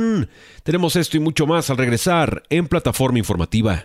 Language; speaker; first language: Spanish; native; Spanish